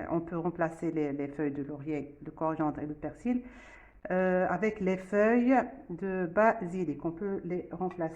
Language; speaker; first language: French; non-native, local second language; Arabic